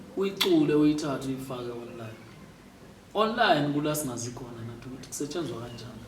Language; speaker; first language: Zulu; native; Zulu